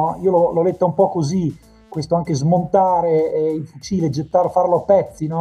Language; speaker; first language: Italian; native; Italian